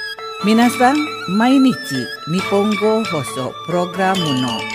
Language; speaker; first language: Japanese; non-native, fluent; Indonesian